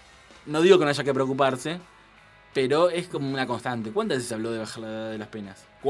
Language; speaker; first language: Spanish; native; Spanish